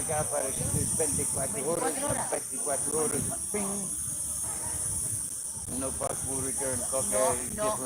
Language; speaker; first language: Spanish; non-native, learner; English